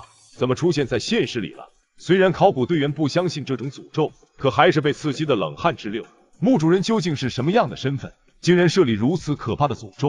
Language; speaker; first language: Chinese; native; Chinese